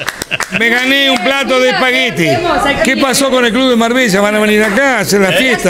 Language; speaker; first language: Spanish; native; Spanish